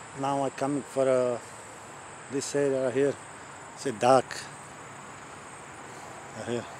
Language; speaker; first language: English; non-native, learner; Croatian